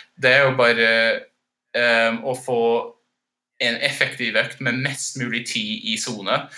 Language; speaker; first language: Norwegian; non-native, fluent; English